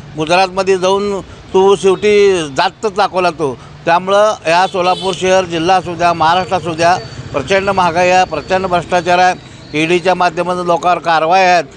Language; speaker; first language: Marathi; native; Marathi